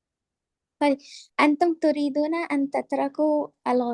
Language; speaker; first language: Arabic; non-native, learner; Urdu